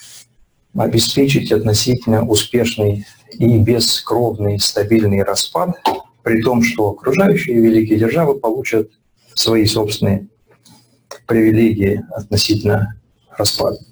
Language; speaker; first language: Russian; native; Russian